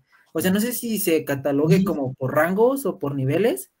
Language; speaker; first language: Spanish; native; Spanish